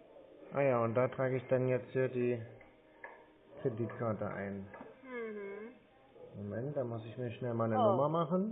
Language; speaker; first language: German; native; German